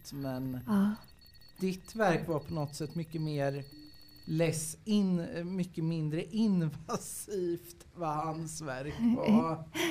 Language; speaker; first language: Swedish; native; Swedish